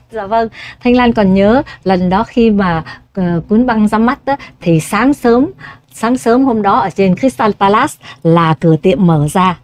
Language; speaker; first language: Vietnamese; native; Vietnamese